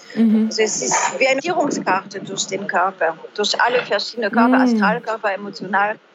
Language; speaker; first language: German; non-native, fluent; French